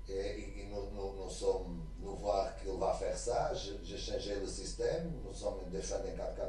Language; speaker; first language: French; non-native, learner; Portuguese